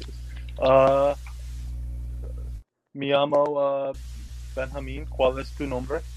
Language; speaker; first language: Spanish; non-native, learner; English